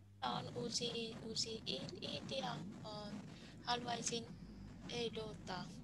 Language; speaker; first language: Finnish; non-native, learner; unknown